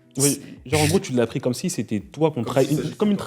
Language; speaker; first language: French; native; French